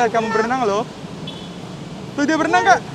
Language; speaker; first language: Indonesian; native; Indonesian